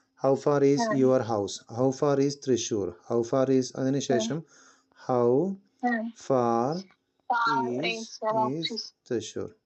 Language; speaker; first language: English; non-native, local second language; Malayalam